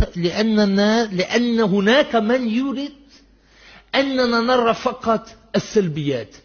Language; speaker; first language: Arabic; non-native, fluent; German